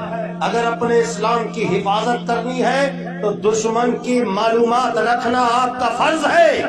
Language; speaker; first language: Urdu; native; Urdu